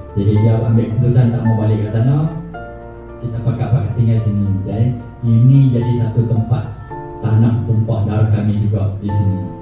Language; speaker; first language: Malay; non-native, local second language; Thai